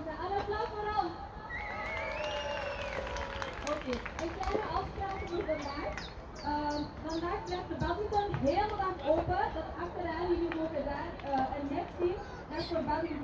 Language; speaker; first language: Dutch; non-native, learner; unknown